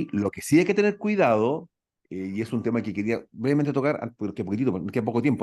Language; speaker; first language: Spanish; native; Spanish